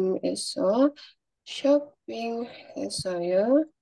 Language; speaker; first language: Korean; non-native, learner; Indonesian